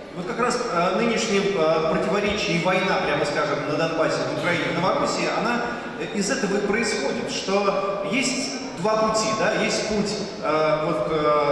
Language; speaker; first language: Russian; native; Russian